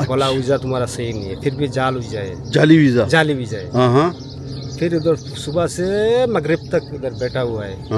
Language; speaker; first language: Hindi; non-native, fluent; Pashto